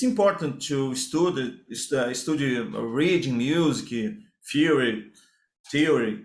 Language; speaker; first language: English; non-native, learner; Portuguese